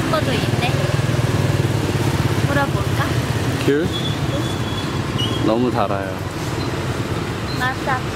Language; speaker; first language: Korean; non-native, learner; Vietnamese